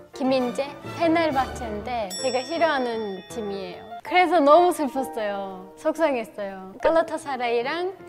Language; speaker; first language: Korean; non-native, fluent; Turkish